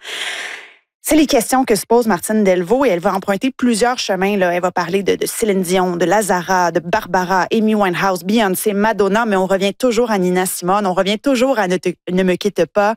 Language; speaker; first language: French; native; French